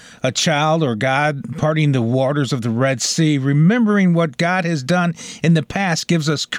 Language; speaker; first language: English; native; English